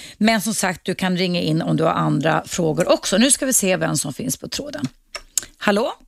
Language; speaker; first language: Swedish; native; Swedish